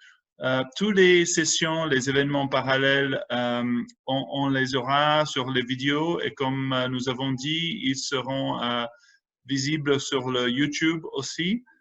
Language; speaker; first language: French; non-native, fluent; English